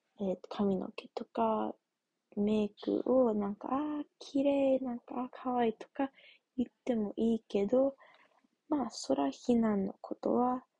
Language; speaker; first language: Japanese; non-native, learner; English